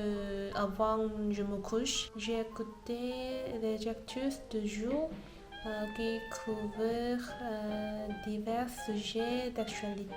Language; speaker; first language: French; non-native, learner; Korean